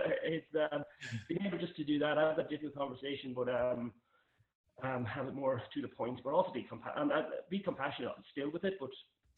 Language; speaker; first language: English; native; English